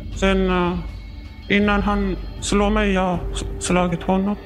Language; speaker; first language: Swedish; non-native, learner; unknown